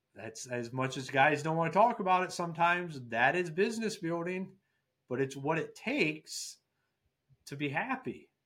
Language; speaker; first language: English; native; English